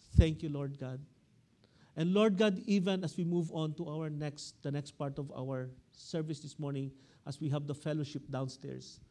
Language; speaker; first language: English; non-native, local second language; Filipino